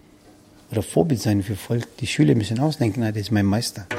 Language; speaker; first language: German; non-native, fluent; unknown